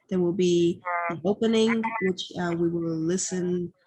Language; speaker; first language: English; non-native, fluent; Vietnamese